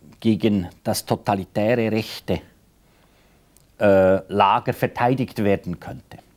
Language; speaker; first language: German; native; German